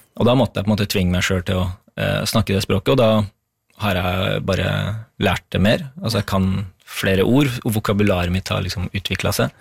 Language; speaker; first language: Norwegian; early bilingual, other home language; Kurdish